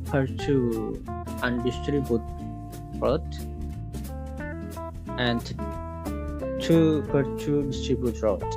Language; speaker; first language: English; non-native, learner; Indonesian